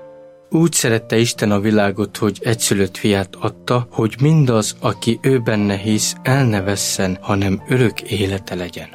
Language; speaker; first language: Hungarian; non-native, local second language; Romany